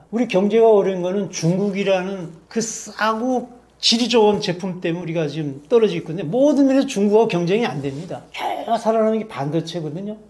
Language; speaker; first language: Korean; native; Korean